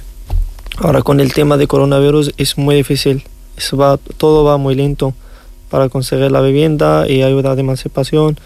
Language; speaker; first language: Spanish; non-native, learner; Riffian